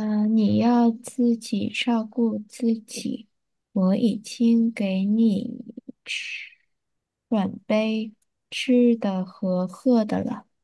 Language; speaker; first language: Chinese; non-native, learner; Vietnamese